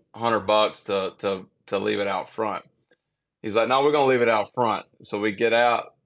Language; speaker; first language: English; native; English